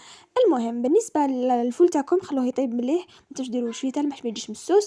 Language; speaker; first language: Arabic; native; Arabic